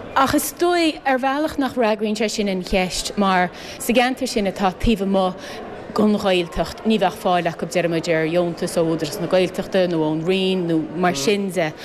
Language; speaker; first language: Irish; native; Irish